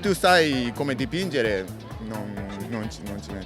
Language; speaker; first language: Italian; non-native, fluent; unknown